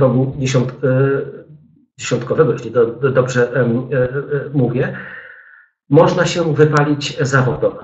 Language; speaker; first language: Polish; native; Polish